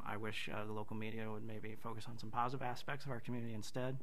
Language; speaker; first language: English; native; English